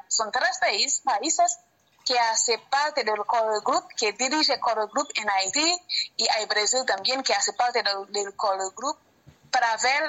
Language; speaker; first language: Spanish; non-native, learner; Haitian Creole